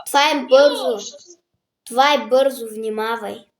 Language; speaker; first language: Bulgarian; native; Bulgarian